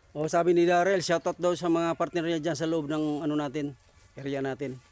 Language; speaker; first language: Filipino; non-native, local second language; Waray